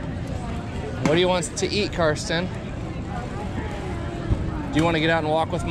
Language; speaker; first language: English; native; English